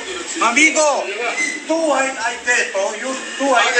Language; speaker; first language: Italian; non-native, fluent; Albanian